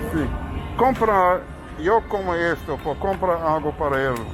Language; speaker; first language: Spanish; non-native, learner; English